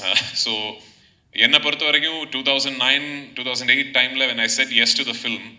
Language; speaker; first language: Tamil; non-native, fluent; Malayalam